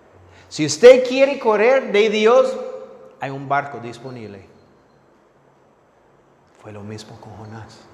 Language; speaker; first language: Spanish; non-native, fluent; English